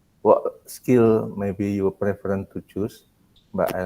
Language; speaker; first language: English; non-native, learner; Indonesian